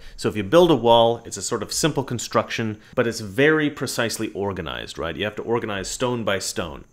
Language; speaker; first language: English; native; English